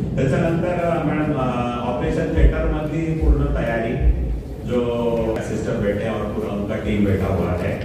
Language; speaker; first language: Hindi; non-native, local second language; Marathi